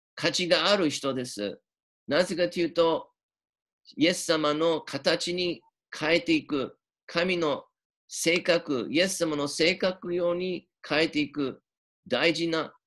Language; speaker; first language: Japanese; native; Japanese